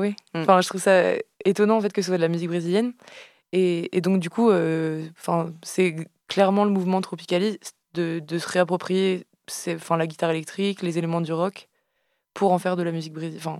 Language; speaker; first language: French; native; French